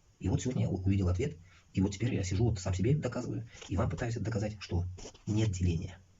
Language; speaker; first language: Russian; non-native, local second language; Uzbek